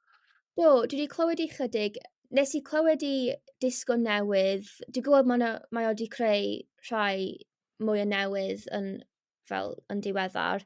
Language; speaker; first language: Welsh; non-native, local second language; English